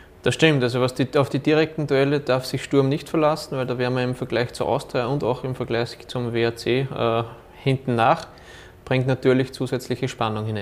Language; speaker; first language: German; native; German